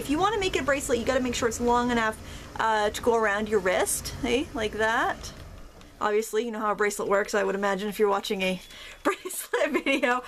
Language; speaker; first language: English; native; English